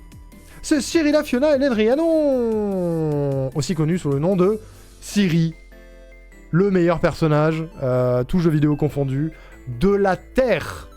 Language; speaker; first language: French; native; French